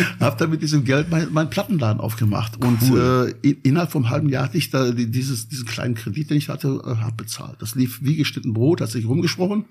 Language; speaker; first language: German; early bilingual, other home language; Turkish